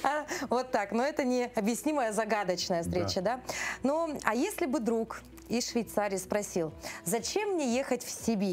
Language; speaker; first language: Russian; native; Russian